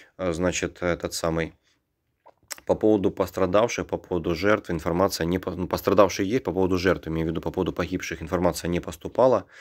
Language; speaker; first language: Russian; native; Russian